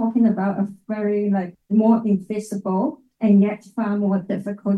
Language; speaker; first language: English; non-native, local second language; Cantonese